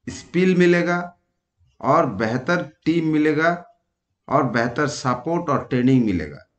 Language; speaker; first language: Hindi; non-native, local second language; Bangla